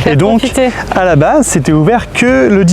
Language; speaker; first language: French; native; French